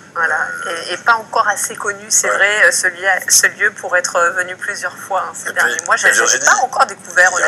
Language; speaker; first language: French; native; French